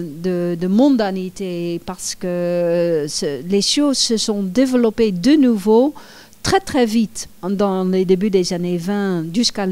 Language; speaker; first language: French; non-native, fluent; Dutch